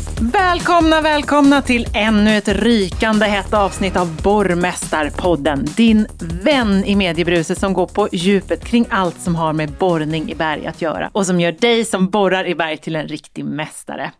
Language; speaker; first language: Swedish; native; Swedish